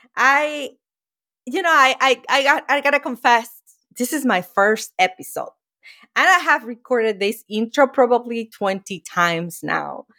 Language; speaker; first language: English; non-native, fluent; Spanish